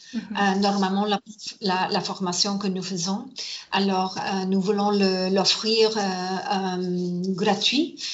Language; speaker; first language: French; non-native, learner; English